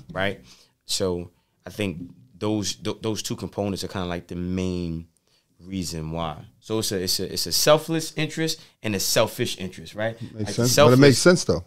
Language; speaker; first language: English; native; English